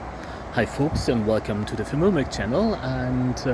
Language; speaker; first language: English; non-native, fluent; German